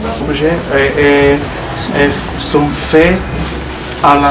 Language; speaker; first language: French; non-native, learner; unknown